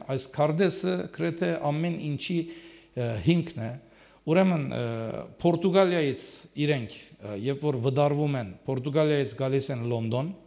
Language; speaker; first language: Armenian; early bilingual, heritage; French